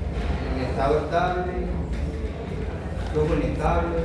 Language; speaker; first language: Spanish; native; Spanish